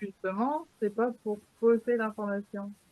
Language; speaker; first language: French; native; French